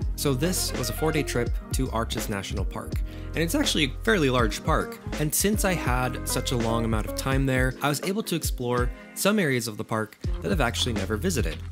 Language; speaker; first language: English; native; English